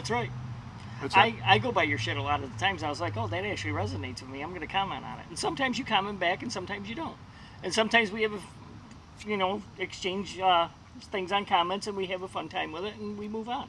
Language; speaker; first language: English; native; English